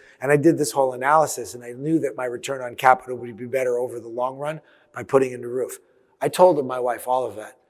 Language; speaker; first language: English; early bilingual, other home language; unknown